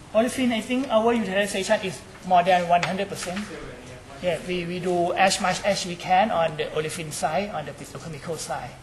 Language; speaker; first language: English; non-native, learner; Thai